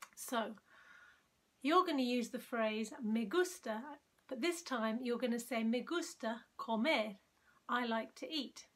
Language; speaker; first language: English; native; English